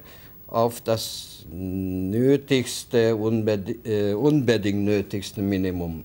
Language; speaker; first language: German; non-native, fluent; Hungarian